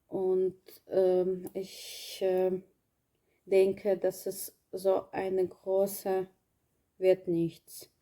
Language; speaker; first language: German; non-native, learner; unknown